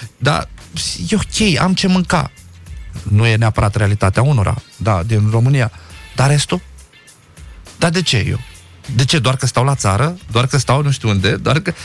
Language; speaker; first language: Romanian; non-native, local second language; Romany